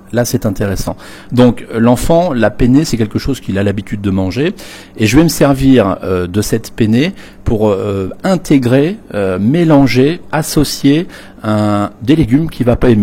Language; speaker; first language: French; native; French